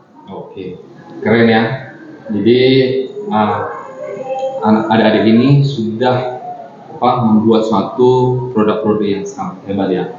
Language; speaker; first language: Indonesian; non-native, local second language; Javanese